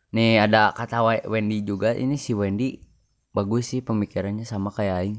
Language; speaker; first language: Indonesian; non-native, local second language; Sundanese